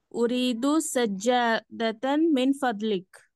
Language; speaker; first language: Arabic; non-native, learner; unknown